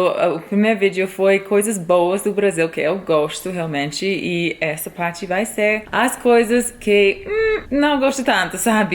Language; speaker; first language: Portuguese; non-native, fluent; English